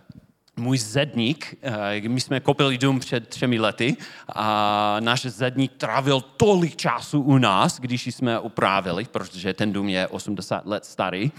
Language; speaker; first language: Czech; non-native, fluent; English